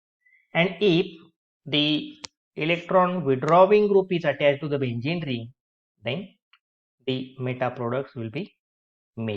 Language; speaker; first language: English; non-native, local second language; Marathi